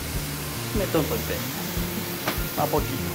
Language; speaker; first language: Italian; non-native, learner; Japanese